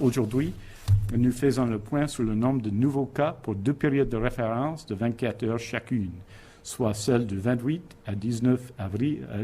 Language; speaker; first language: French; non-native, local second language; English